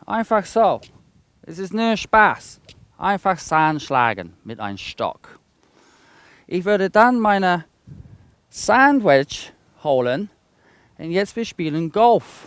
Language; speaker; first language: German; non-native, fluent; English